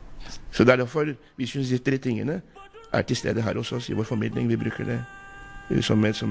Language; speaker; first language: Norwegian; non-native, fluent; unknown